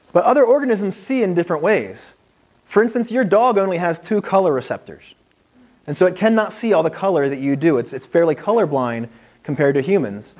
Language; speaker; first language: English; native; English